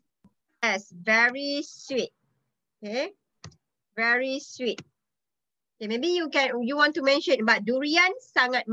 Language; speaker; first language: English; non-native, local second language; Malay